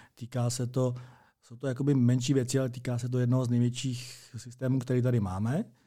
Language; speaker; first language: Czech; native; Czech